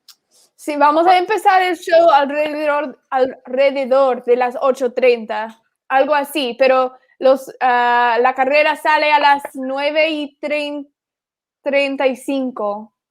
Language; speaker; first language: Spanish; non-native, fluent; English